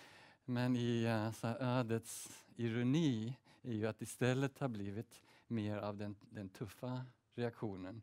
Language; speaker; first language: Swedish; early bilingual, heritage; Swedish